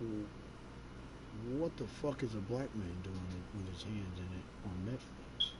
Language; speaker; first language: English; native; English